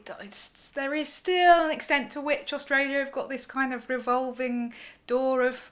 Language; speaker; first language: English; native; English